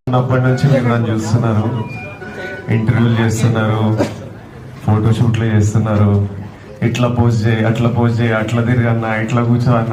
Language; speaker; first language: Telugu; native; Telugu